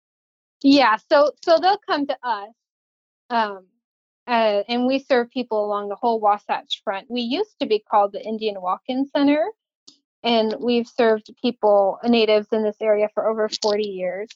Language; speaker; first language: English; native; English